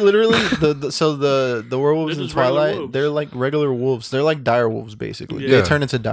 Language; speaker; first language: English; native; English